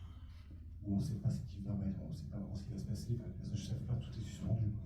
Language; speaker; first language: French; native; French